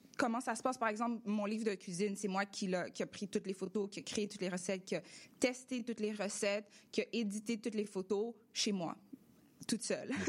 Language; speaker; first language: French; early bilingual, other home language; Russian